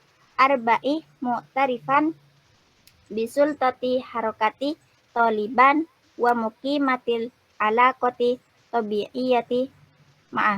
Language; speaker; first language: Arabic; non-native, learner; Indonesian